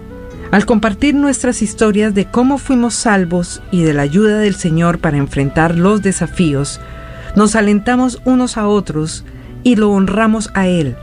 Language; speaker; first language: Spanish; native; Spanish